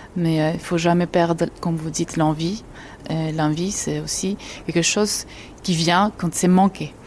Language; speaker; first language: French; non-native, fluent; Georgian